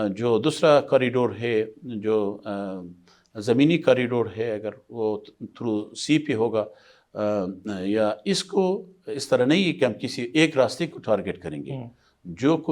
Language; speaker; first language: Hindi; non-native, fluent; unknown